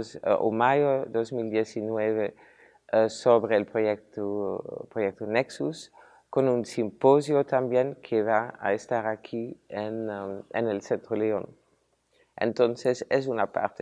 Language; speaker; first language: Spanish; non-native, fluent; Dutch